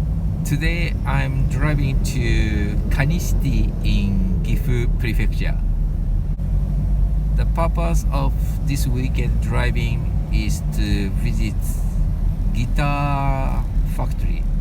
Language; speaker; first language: English; non-native, learner; Japanese